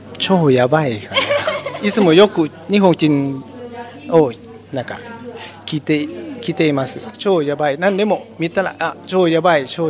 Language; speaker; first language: Japanese; non-native, learner; Thai